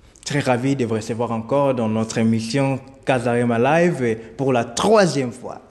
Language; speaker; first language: French; non-native, local second language; Lingala